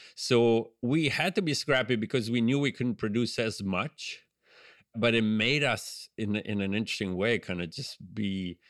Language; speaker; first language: English; non-native, fluent; Italian